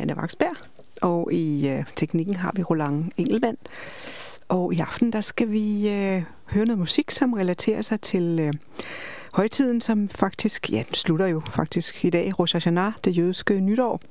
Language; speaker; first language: Danish; native; Danish